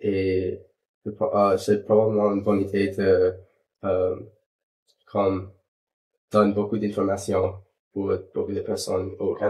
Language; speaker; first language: French; non-native, local second language; English